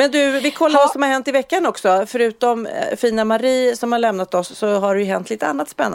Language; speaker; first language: Swedish; native; Swedish